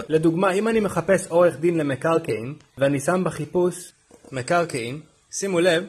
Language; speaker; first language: Hebrew; native; Hebrew